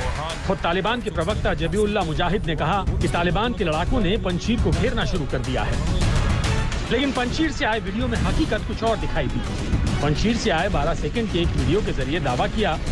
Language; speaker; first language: Hindi; native; Hindi